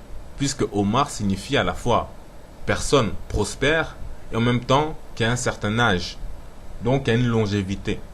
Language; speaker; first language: French; non-native, local second language; Lingala